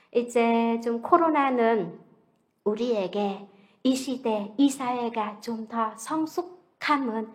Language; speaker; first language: Korean; non-native, fluent; Vietnamese